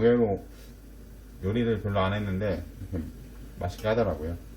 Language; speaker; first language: Korean; native; Korean